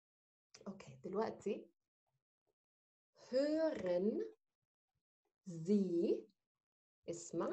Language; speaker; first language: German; non-native, fluent; Arabic